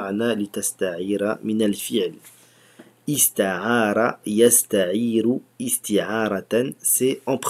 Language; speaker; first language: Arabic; non-native, fluent; French